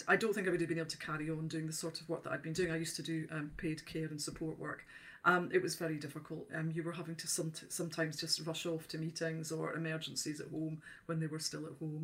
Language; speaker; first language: English; native; English